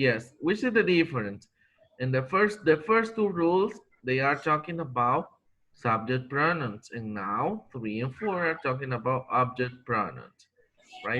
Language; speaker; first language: English; non-native, fluent; Spanish